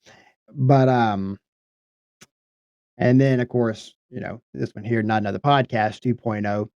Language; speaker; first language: English; native; English